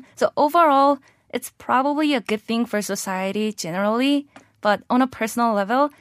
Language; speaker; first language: English; non-native, fluent; Korean